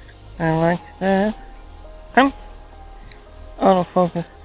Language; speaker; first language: English; non-native, fluent; German